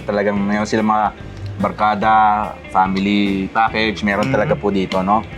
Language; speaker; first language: Filipino; native; Filipino